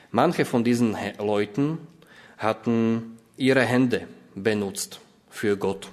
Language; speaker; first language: German; non-native, fluent; Slovak